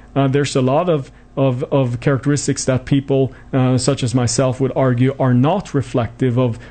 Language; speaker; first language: English; non-native, fluent; Swedish